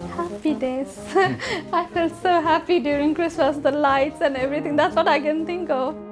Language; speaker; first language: English; non-native, local second language; Nepali